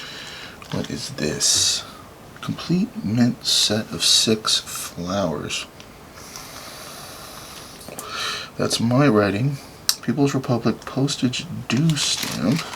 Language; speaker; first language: English; native; English